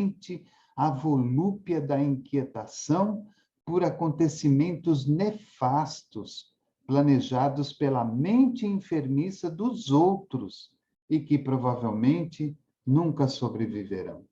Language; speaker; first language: Portuguese; native; Portuguese